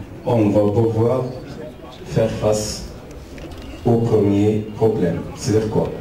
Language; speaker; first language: French; non-native, fluent; Arabic